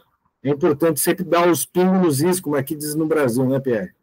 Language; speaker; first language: Portuguese; native; Portuguese